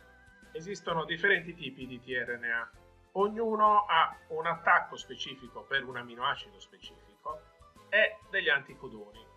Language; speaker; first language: Italian; native; Italian